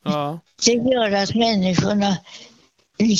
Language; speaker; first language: Swedish; non-native, fluent; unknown